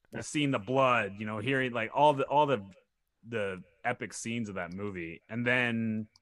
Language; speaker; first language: English; native; English